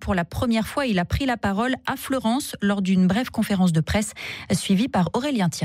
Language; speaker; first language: French; native; French